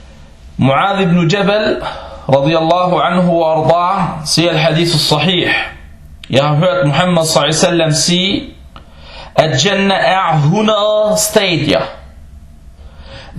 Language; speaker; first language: Danish; non-native, fluent; Arabic